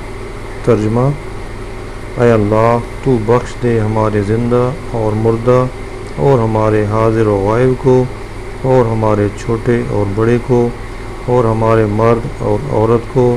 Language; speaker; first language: Urdu; native; Urdu